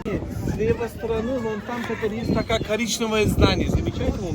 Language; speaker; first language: Russian; non-native, learner; Turkish